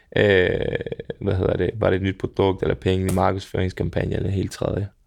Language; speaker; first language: Danish; early bilingual, other home language; Serbian